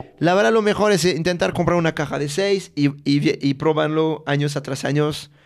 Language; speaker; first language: Spanish; non-native, fluent; French